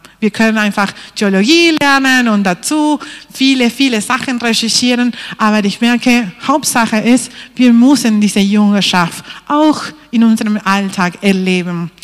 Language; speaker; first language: German; non-native, fluent; Spanish